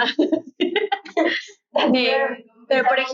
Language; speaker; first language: Spanish; native; Spanish